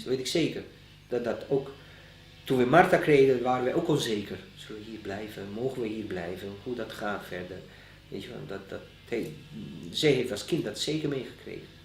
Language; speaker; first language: Dutch; non-native, fluent; Bosnian